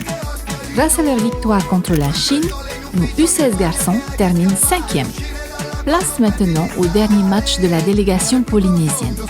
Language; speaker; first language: French; native; French